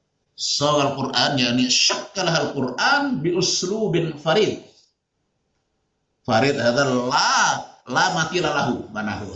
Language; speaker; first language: Arabic; non-native, fluent; Indonesian